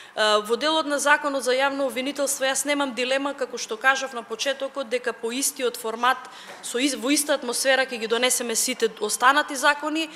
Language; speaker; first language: Macedonian; native; Macedonian